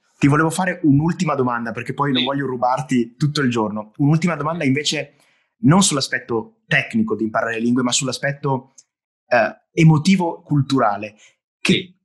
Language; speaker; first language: Italian; native; Italian